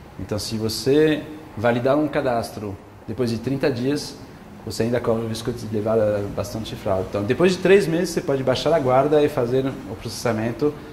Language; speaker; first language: Portuguese; non-native, fluent; French